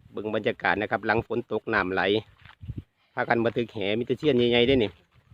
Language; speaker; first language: Thai; native; Thai